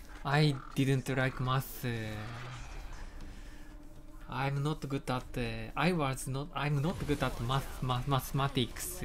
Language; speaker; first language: English; non-native, learner; Japanese